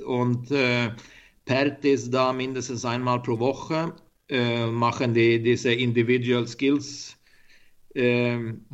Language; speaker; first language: German; non-native, learner; Swedish